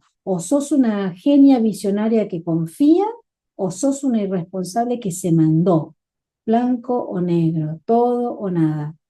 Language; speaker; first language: Spanish; native; Spanish